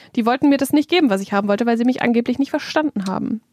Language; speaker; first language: German; native; German